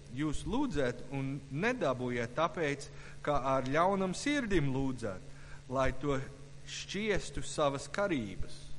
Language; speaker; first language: Latvian; non-native, fluent; English